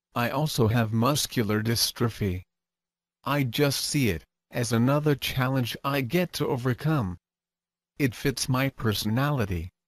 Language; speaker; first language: English; native; English